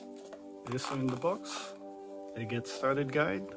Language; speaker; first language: English; native; English